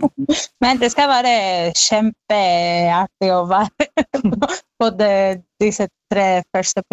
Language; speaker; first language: Norwegian; non-native, fluent; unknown